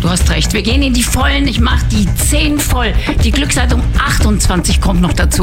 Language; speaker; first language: German; native; German